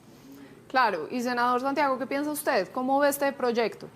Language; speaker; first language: Spanish; native; Spanish